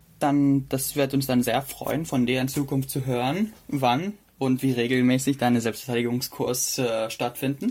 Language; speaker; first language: German; native; German